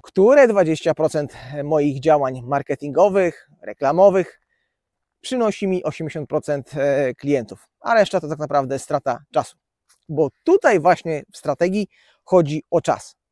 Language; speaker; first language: Polish; native; Polish